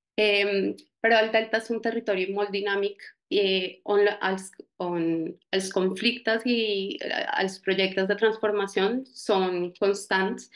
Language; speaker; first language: Catalan; non-native, fluent; Spanish